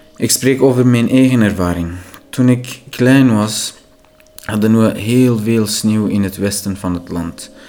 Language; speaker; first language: Dutch; non-native, fluent; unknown